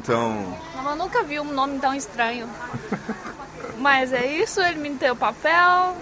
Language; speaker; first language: Portuguese; non-native, fluent; Chinese